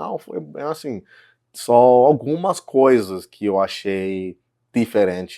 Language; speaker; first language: Portuguese; non-native, fluent; English